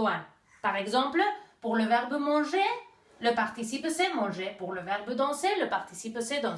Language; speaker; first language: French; non-native, fluent; Basque